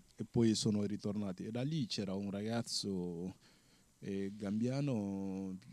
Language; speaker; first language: Italian; non-native, fluent; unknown